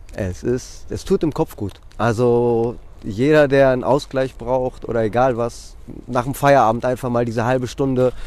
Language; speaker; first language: German; non-native, fluent; Greek